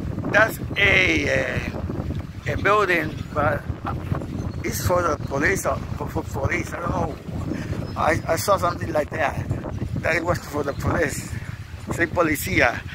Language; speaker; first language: English; non-native, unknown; Spanish